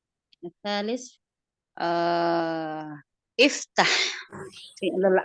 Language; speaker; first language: Arabic; non-native, learner; Indonesian